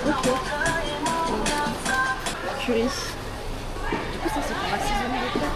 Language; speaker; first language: French; native; French